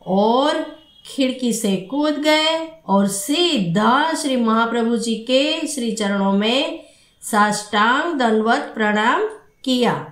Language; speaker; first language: Hindi; non-native, local second language; Gujarati